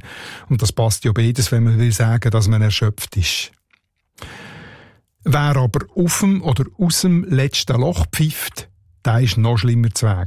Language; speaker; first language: German; native; German